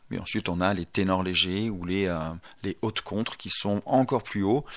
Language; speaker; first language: French; native; French